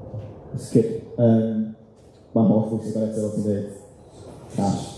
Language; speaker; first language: Welsh; native; Welsh